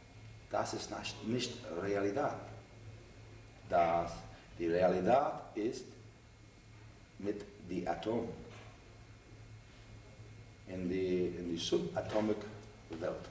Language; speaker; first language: German; non-native, learner; English